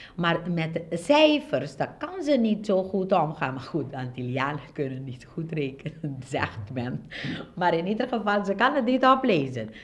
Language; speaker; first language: Dutch; non-native, local second language; Papiamento